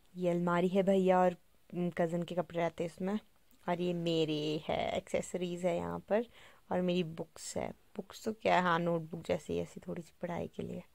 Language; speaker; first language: Hindi; native; Hindi